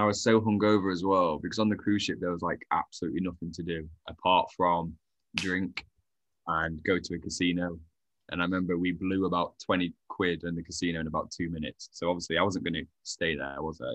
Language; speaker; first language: English; native; English